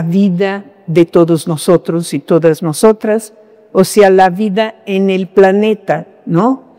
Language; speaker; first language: Spanish; non-native, fluent; Portuguese